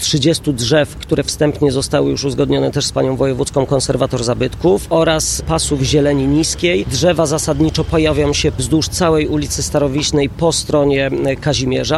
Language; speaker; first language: Polish; native; Polish